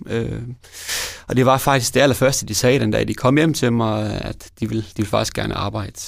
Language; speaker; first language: Danish; native; Danish